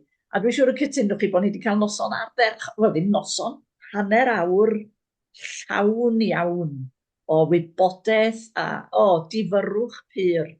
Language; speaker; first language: Welsh; native; Welsh